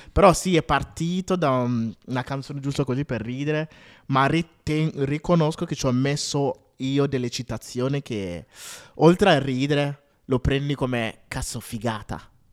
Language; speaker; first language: Italian; early bilingual, other home language; Akan